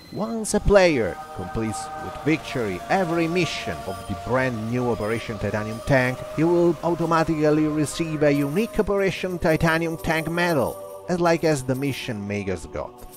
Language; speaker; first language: English; non-native, fluent; Italian